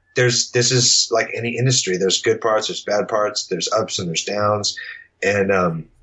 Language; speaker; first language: English; native; English